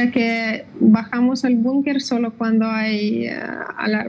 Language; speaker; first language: Spanish; non-native, fluent; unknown